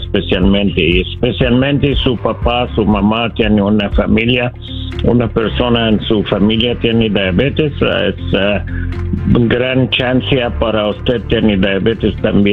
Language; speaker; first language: Spanish; non-native, learner; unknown